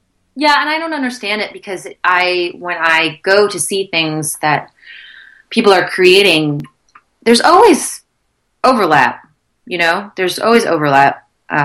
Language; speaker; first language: English; native; English